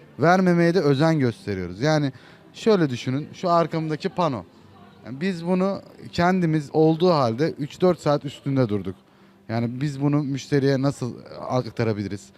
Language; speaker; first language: Turkish; native; Turkish